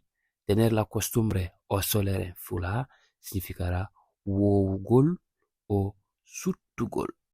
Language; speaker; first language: Spanish; non-native, local second language; Fula